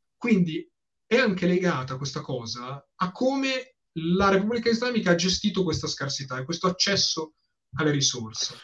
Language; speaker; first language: Italian; native; Italian